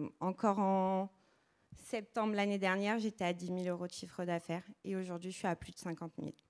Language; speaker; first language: French; early bilingual, other home language; Portuguese